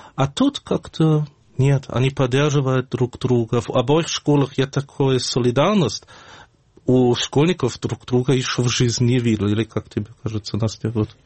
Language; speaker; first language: Russian; non-native, fluent; German